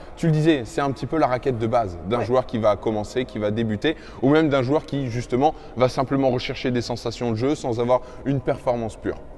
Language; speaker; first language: French; native; French